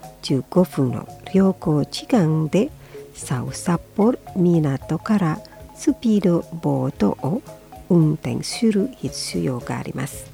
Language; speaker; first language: Japanese; non-native, fluent; Indonesian